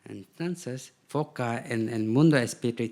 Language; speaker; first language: Spanish; non-native, learner; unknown